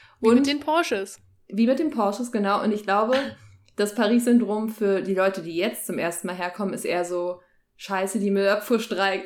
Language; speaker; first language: German; native; German